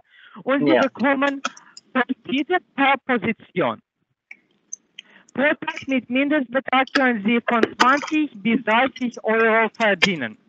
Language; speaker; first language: German; non-native, learner; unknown